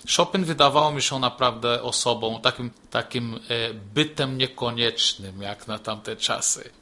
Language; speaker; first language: Polish; non-native, fluent; Portuguese